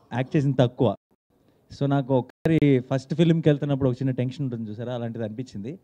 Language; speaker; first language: Telugu; native; Telugu